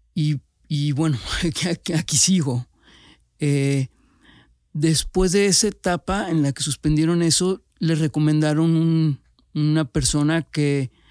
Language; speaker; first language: Spanish; native; Spanish